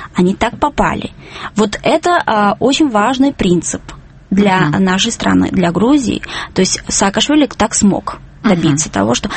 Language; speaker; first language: Russian; non-native, local second language; Georgian